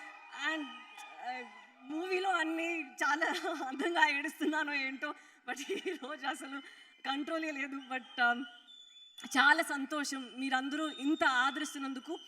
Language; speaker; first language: Telugu; non-native, fluent; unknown